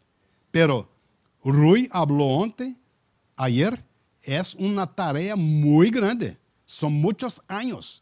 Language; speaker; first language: Spanish; non-native, learner; Portuguese